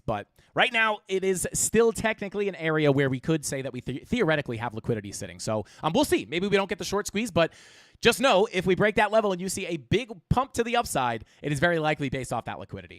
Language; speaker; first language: English; native; English